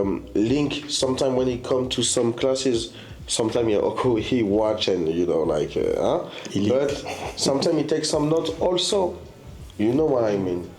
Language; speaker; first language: English; non-native, fluent; French